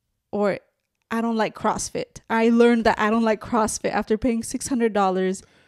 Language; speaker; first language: English; early bilingual, other home language; Spanish